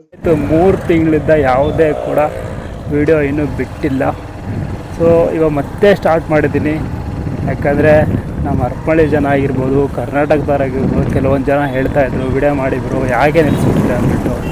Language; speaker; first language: Kannada; native; Kannada